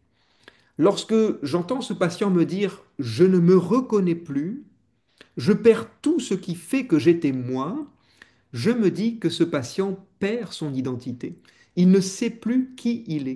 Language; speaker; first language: French; native; French